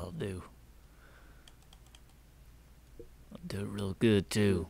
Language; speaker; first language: English; native; English